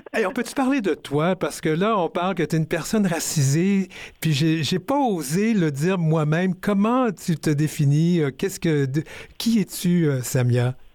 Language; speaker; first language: French; native; French